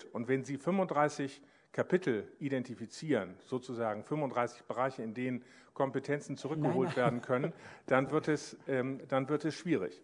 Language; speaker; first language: German; native; German